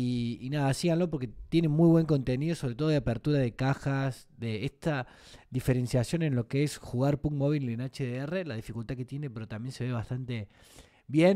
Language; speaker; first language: Spanish; native; Spanish